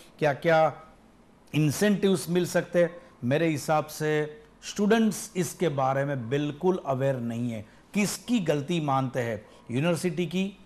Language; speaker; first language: Hindi; non-native, local second language; Gujarati